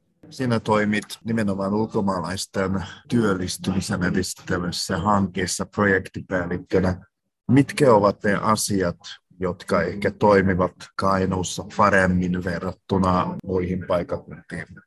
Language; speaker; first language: Finnish; native; Finnish